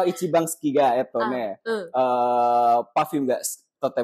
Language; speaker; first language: Japanese; non-native, learner; Indonesian